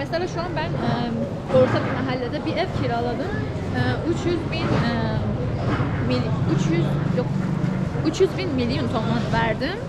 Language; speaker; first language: Turkish; non-native, fluent; Persian